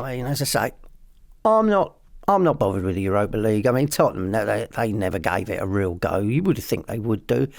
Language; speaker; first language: English; native; English